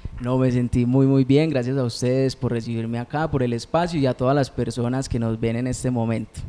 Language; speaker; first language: Spanish; native; Spanish